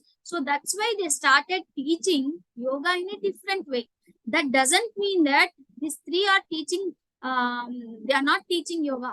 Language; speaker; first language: English; non-native, local second language; Telugu